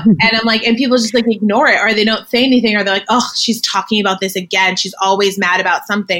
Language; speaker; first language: English; native; English